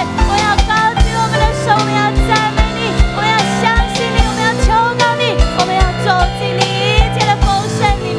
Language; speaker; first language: Chinese; native; Chinese